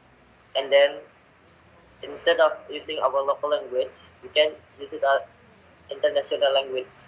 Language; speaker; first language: English; non-native, learner; Indonesian